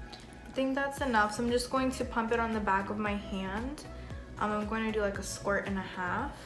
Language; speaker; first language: English; native; English